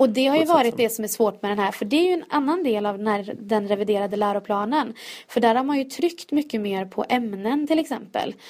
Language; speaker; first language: Swedish; native; Swedish